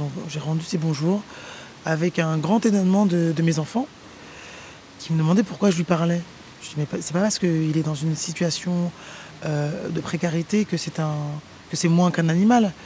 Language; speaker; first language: French; native; French